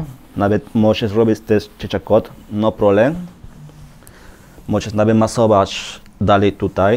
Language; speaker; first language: Polish; non-native, learner; Spanish